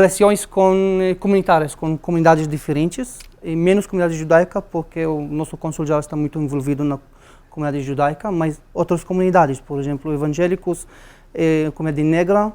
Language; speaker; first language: Portuguese; non-native, learner; Arabic